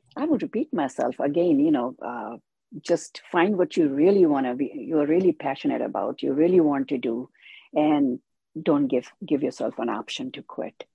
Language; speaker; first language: English; non-native, local second language; Hindi